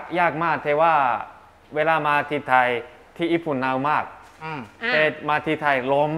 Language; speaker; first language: Thai; non-native, learner; Japanese